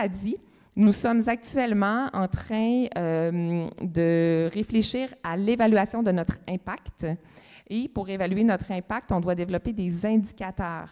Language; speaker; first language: French; native; French